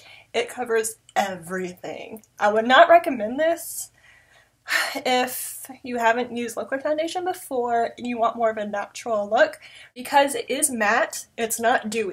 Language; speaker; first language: English; native; English